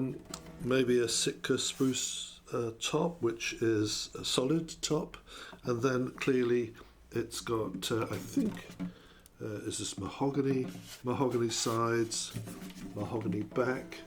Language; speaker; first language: English; native; English